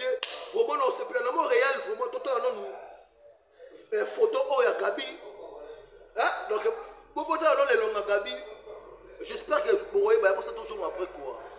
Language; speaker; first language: French; non-native, local second language; Lingala